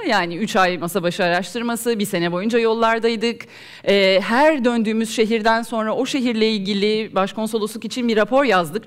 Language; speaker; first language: Turkish; native; Turkish